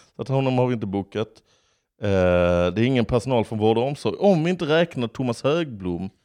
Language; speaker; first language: Swedish; native; Swedish